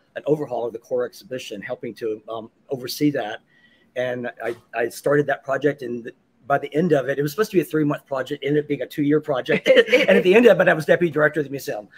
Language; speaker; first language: English; native; English